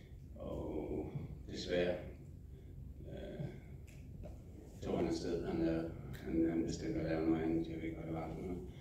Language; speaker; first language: Danish; non-native, fluent; English